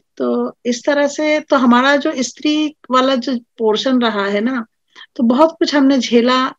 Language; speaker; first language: Hindi; non-native, local second language; Maithili